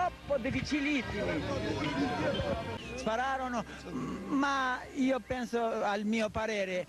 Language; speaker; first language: Italian; non-native, learner; Albanian